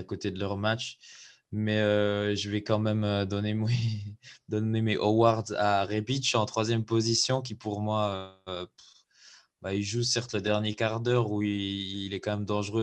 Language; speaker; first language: French; native; French